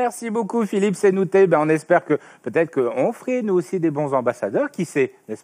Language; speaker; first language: French; native; French